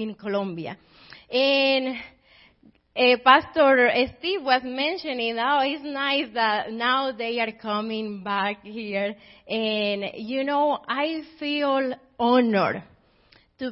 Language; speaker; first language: English; non-native, fluent; Spanish